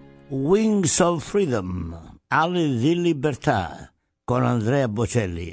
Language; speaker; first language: Italian; native; Italian